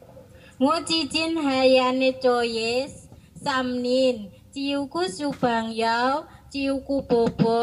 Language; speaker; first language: Cantonese; non-native, learner; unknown